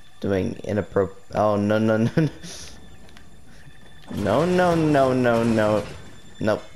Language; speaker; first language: English; native; English